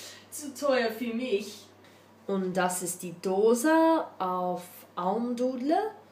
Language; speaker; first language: German; non-native, learner; English